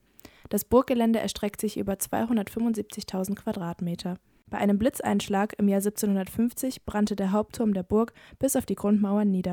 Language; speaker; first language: German; native; German